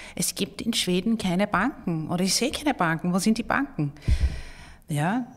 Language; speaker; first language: German; non-native, fluent; Swedish